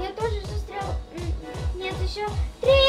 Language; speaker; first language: Russian; early bilingual, heritage; Russian